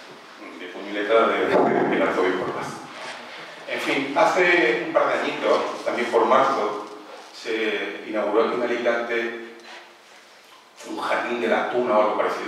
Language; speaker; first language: Spanish; native; Spanish